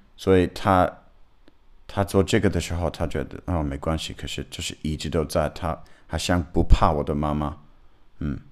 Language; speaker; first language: Chinese; non-native, learner; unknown